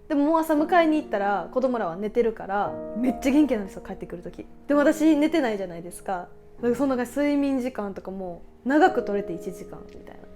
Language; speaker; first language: Japanese; native; Japanese